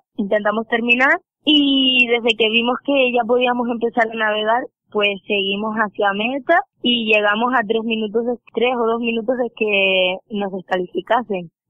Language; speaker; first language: Spanish; native; Spanish